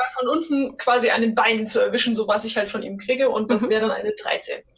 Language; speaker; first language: German; native; German